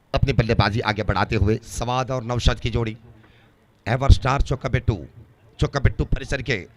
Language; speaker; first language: Hindi; non-native, local second language; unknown